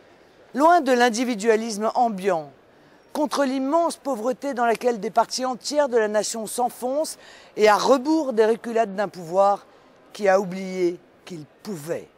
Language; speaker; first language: French; native; French